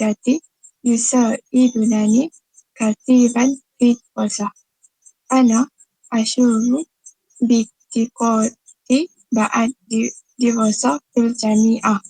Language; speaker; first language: Arabic; non-native, learner; Malay